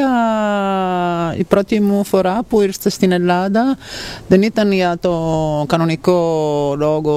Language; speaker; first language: Greek; non-native, fluent; Italian